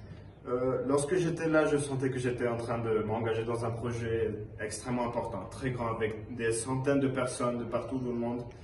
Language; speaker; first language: French; non-native, fluent; Spanish